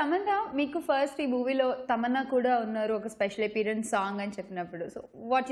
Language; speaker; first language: Telugu; native; Telugu